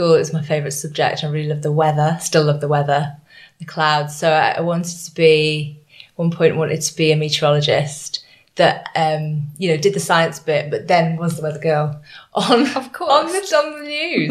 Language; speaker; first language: English; native; English